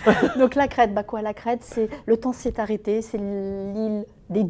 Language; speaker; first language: French; native; French